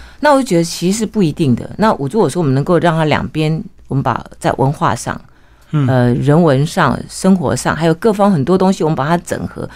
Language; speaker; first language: Chinese; native; Chinese